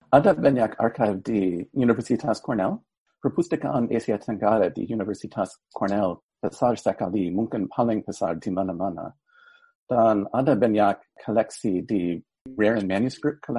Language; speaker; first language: Indonesian; non-native, fluent; English